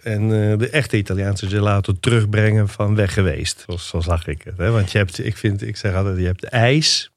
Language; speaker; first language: Dutch; non-native, fluent; Italian